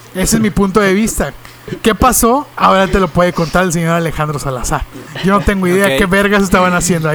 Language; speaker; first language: Spanish; native; Spanish